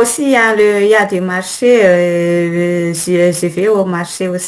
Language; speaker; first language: French; non-native, learner; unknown